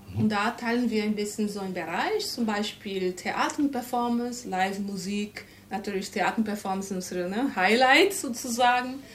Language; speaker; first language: German; non-native, fluent; Portuguese